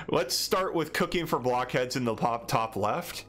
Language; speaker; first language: English; native; English